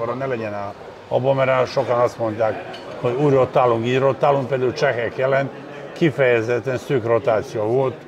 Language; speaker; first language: Hungarian; non-native, fluent; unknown